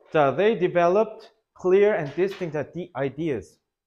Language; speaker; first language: English; non-native, fluent; Korean